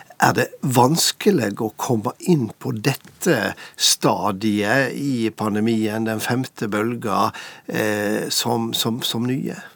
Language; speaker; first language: Norwegian; native; Norwegian